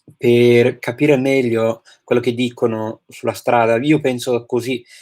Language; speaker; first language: Italian; non-native, fluent; English